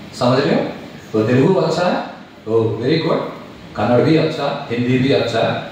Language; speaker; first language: Hindi; non-native, local second language; Telugu